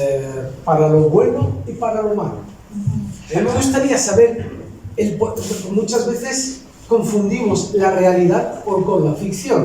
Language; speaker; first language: Spanish; non-native, fluent; Arabic